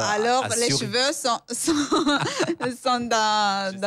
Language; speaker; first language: French; non-native, fluent; Romanian